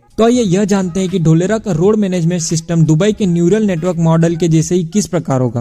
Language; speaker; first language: Hindi; native; Hindi